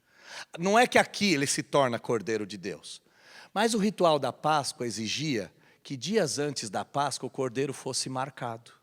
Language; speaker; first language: Portuguese; native; Portuguese